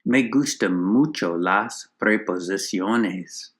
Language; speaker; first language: Spanish; non-native, learner; English